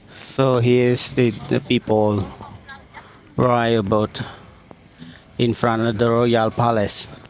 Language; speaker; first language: English; non-native, learner; Khmer